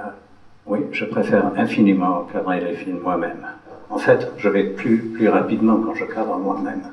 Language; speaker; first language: French; non-native, fluent; English